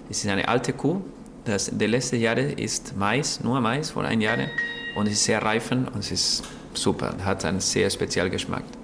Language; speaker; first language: German; non-native, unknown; Spanish